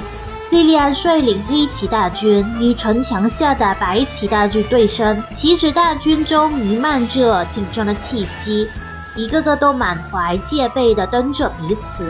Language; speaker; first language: Chinese; native; Chinese